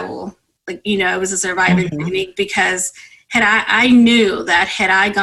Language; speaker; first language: English; non-native, fluent; Spanish